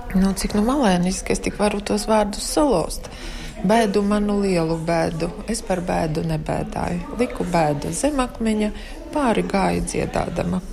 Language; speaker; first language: Latvian; native; Latvian